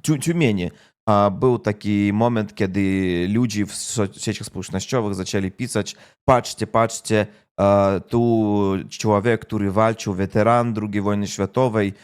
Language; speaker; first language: Polish; non-native, fluent; Russian